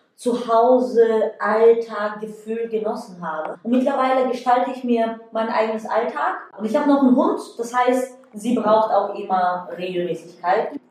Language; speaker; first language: German; non-native, fluent; Bulgarian